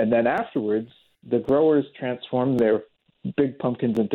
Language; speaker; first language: English; native; English